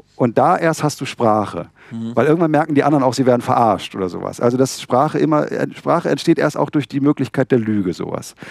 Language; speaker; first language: German; native; German